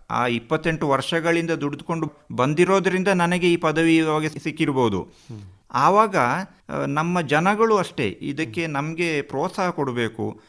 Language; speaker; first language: Kannada; non-native, local second language; Kodava